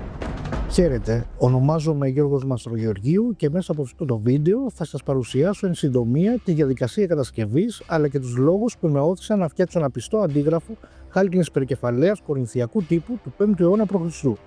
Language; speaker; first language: Greek; native; Greek